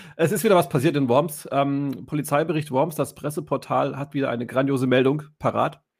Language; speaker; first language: German; native; German